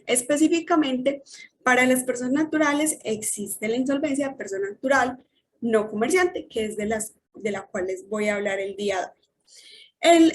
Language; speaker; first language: Spanish; native; Spanish